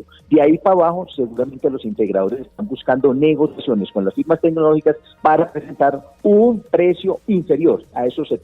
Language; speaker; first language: Spanish; native; Spanish